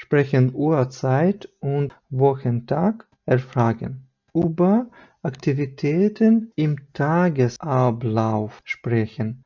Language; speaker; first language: German; non-native, fluent; Ukrainian